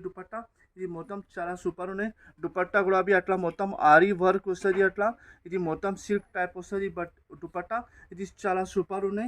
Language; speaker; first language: Telugu; non-native, local second language; Hindi